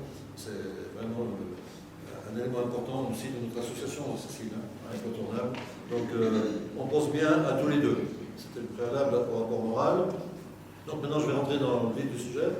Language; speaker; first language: French; native; French